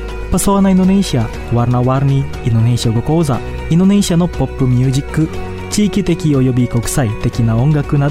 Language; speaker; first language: Japanese; non-native, fluent; Indonesian